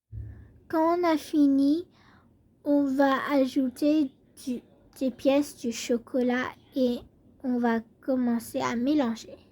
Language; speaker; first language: French; non-native, learner; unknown